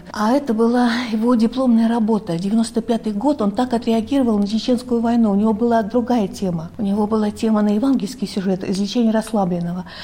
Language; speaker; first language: Russian; native; Russian